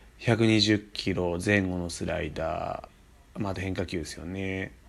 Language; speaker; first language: Japanese; native; Japanese